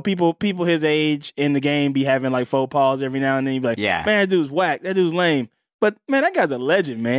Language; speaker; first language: English; native; English